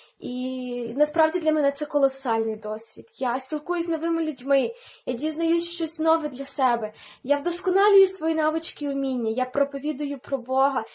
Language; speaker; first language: Ukrainian; native; Ukrainian